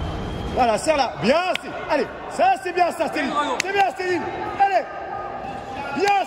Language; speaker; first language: French; native; French